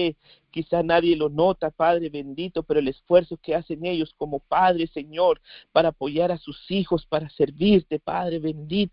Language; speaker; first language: Spanish; native; Spanish